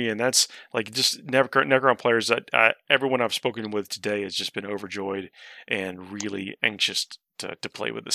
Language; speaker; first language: English; native; English